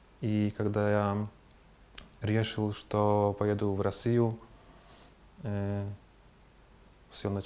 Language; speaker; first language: Russian; non-native, fluent; Polish